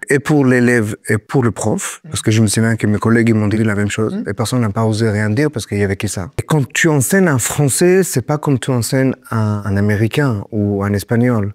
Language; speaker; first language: French; non-native, fluent; Hebrew